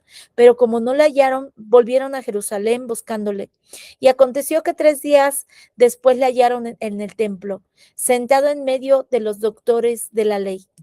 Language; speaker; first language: Spanish; native; Spanish